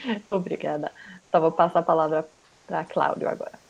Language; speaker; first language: Portuguese; non-native, fluent; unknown